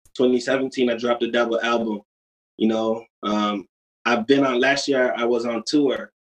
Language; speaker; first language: English; native; English